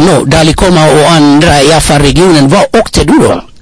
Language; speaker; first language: Swedish; non-native, fluent; Amharic